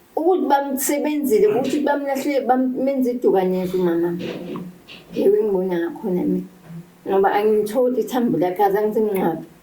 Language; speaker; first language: Zulu; native; Zulu